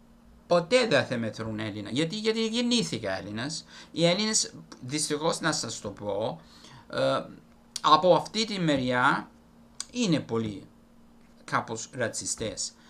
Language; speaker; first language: Greek; non-native, fluent; Italian